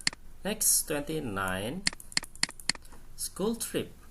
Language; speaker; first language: English; non-native, learner; Indonesian